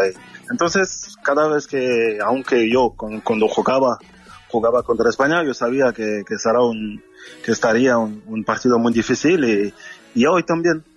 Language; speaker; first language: Spanish; non-native, fluent; French